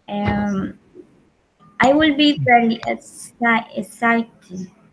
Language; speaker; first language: English; non-native, learner; Spanish